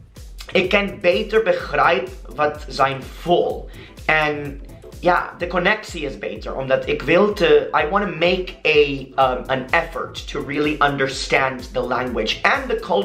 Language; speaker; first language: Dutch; non-native, learner; Spanish